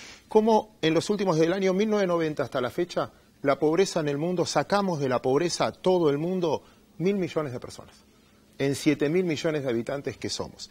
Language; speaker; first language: Spanish; native; Spanish